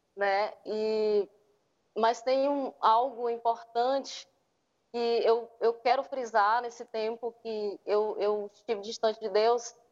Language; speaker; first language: Portuguese; native; Portuguese